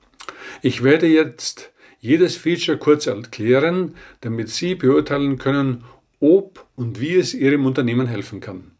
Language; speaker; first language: German; native; German